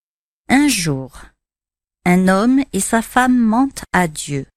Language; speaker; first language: French; native; French